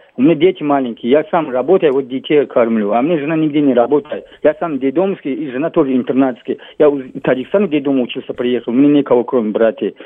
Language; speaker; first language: Russian; non-native, fluent; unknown